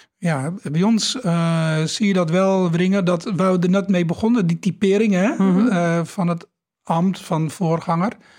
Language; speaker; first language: Dutch; native; Dutch